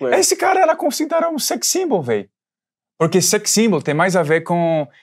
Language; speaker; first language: Portuguese; non-native, fluent; French